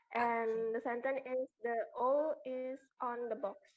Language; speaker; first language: English; non-native, learner; Indonesian